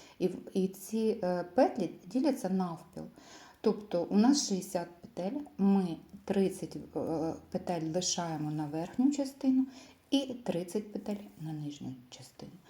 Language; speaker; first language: Ukrainian; non-native, local second language; Russian